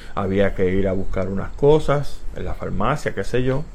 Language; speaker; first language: Spanish; native; Spanish